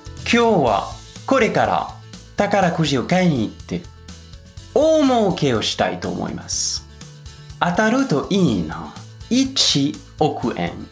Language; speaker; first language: Japanese; non-native, fluent; French